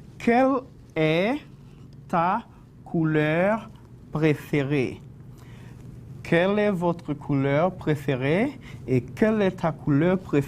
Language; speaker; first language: French; non-native, fluent; Spanish